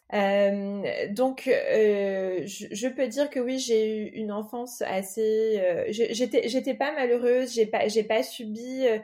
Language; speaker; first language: French; early bilingual, other home language; Portuguese